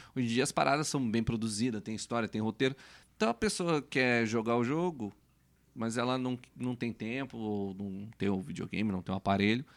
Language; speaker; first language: Portuguese; native; Portuguese